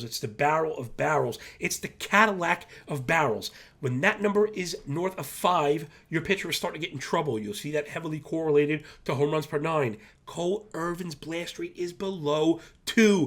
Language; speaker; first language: English; native; English